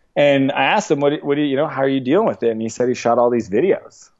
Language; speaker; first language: English; native; English